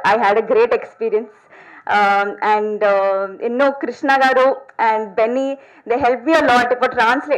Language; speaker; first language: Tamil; non-native, learner; Telugu